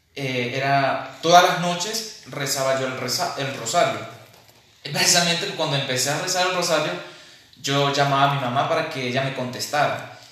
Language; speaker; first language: Spanish; native; Spanish